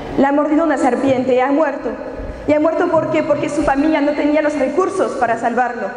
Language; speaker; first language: Spanish; non-native, fluent; French